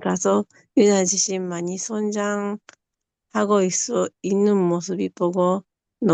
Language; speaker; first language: Korean; non-native, learner; Japanese